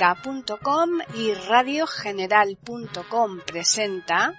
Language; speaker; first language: Spanish; native; Spanish